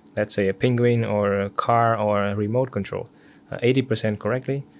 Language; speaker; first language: English; non-native, fluent; Vietnamese